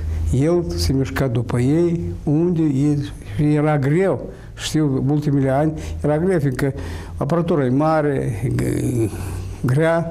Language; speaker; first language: Romanian; non-native, local second language; Russian